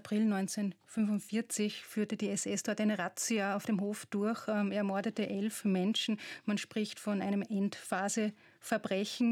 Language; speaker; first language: German; native; German